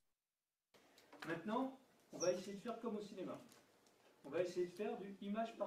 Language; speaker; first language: French; native; French